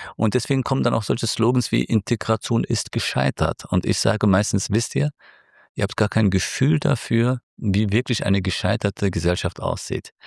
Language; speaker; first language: German; early bilingual, other home language; Turkish